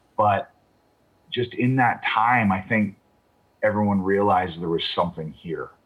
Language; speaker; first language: English; native; English